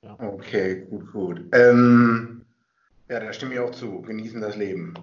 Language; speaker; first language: German; native; German